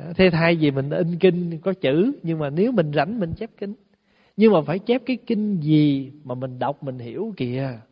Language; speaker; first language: Vietnamese; early bilingual, heritage; Vietnamese